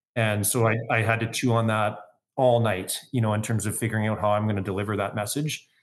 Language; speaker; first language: English; native; English